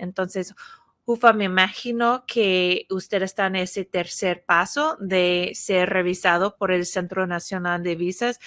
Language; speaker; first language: Spanish; non-native, fluent; English